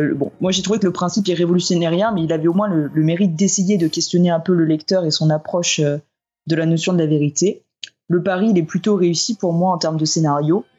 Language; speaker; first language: French; native; French